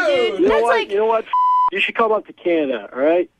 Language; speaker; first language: English; native; English